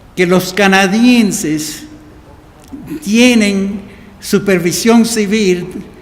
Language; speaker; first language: Spanish; early bilingual, heritage; Spanish